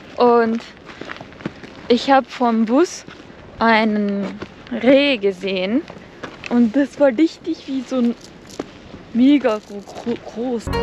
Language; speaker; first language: German; non-native, fluent; Japanese